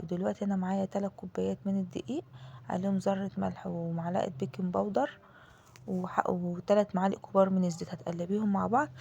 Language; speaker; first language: Arabic; native; Arabic